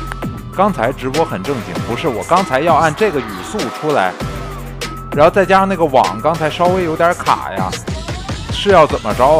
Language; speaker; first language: Chinese; native; Chinese